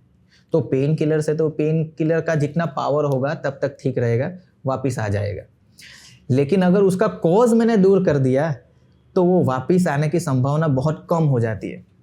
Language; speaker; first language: Hindi; non-native, local second language; Gujarati